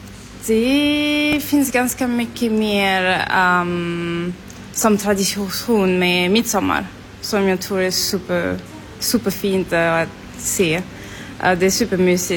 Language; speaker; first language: Swedish; non-native, fluent; French